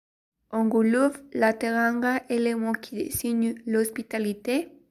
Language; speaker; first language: French; non-native, learner; Spanish